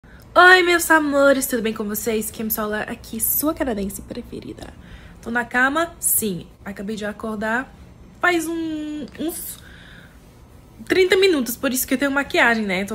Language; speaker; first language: Portuguese; non-native, fluent; French